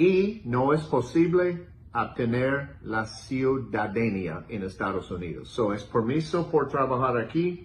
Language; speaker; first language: Spanish; non-native, learner; English